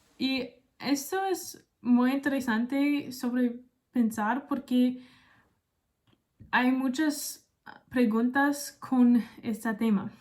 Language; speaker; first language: Spanish; non-native, learner; English